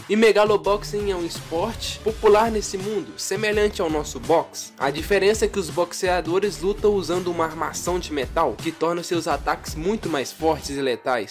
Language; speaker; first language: Portuguese; native; Portuguese